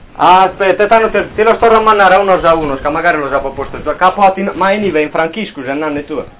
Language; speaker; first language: Italian; native; Italian